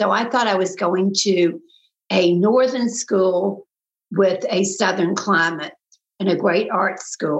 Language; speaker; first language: English; native; English